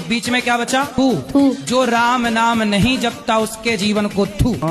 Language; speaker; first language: Hindi; native; Hindi